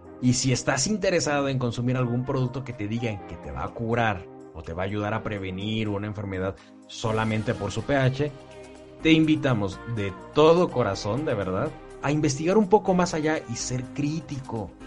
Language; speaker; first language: Spanish; native; Spanish